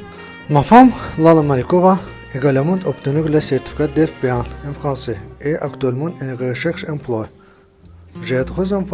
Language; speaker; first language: French; non-native, learner; Azerbaijani